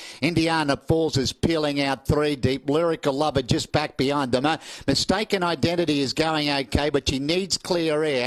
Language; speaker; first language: English; native; English